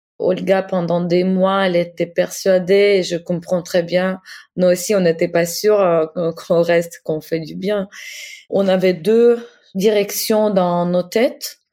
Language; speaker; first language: French; non-native, fluent; Ukrainian